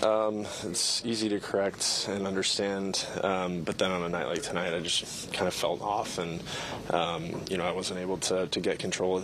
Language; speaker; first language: English; native; English